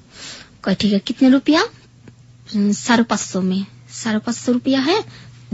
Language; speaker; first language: Hindi; non-native, learner; Bangla